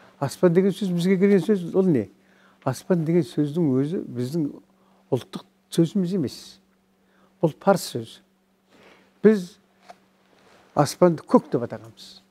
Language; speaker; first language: Kazakh; native; Kazakh